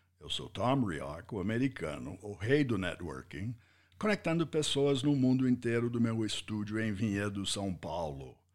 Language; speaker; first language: Portuguese; non-native, fluent; English